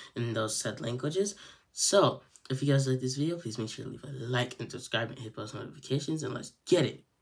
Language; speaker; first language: English; native; English